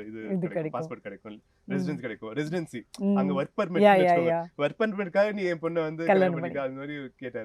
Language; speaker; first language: Tamil; native; Tamil